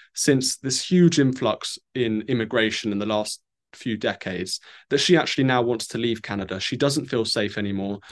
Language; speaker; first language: English; native; English